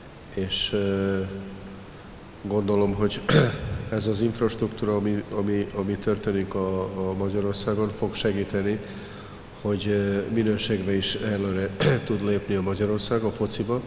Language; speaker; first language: Hungarian; non-native, fluent; Serbian